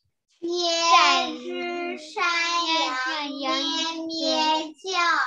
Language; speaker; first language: Chinese; early bilingual, heritage; Chinese